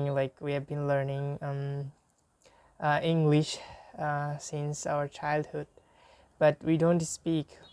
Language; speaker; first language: English; non-native, fluent; Bangla